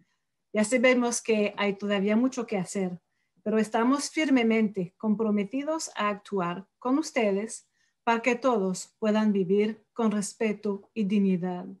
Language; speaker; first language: Spanish; non-native, fluent; French